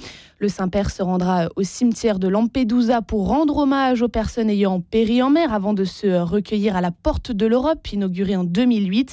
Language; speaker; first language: French; native; French